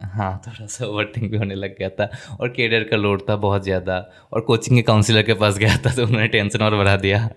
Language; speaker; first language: Hindi; non-native, local second language; Bangla